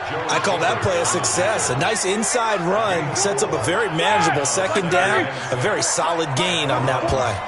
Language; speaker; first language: English; native; English